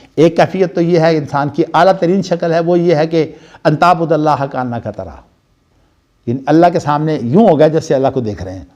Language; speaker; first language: Urdu; non-native, local second language; Punjabi